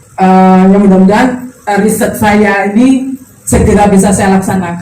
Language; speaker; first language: Indonesian; native; Indonesian